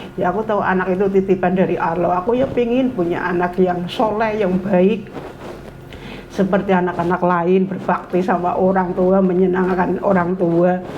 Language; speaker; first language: Indonesian; non-native, local second language; Javanese